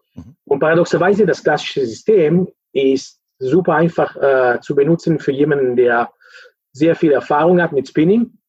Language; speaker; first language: German; non-native, fluent; Italian